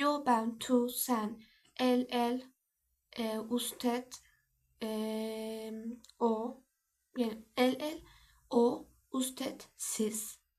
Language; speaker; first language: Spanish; non-native, learner; Turkish